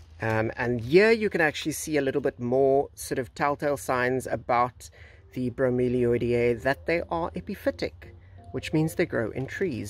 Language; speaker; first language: English; native; English